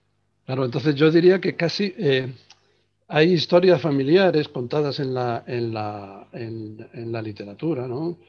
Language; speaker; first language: Spanish; native; Spanish